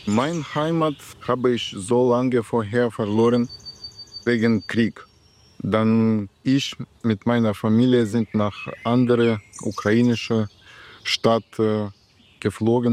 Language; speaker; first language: German; non-native, learner; Russian